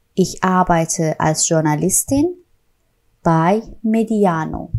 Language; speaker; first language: German; non-native, fluent; Persian